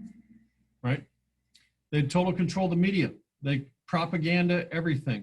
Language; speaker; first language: English; native; English